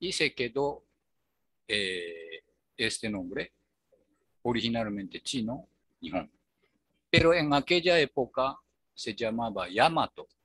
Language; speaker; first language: Spanish; non-native, fluent; Japanese